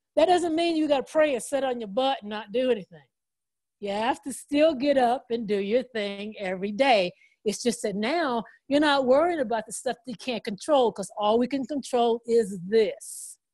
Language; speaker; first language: English; native; English